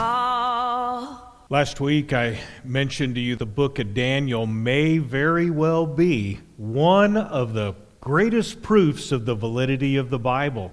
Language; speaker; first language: English; native; English